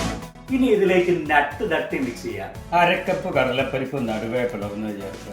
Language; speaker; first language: Malayalam; native; Malayalam